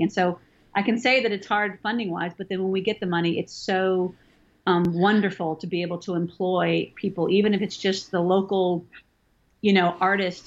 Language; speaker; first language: English; native; English